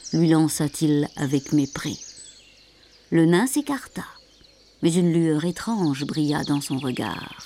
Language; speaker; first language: French; native; French